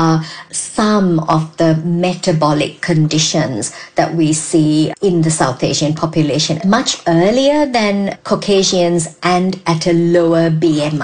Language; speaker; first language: English; non-native, local second language; Sinhala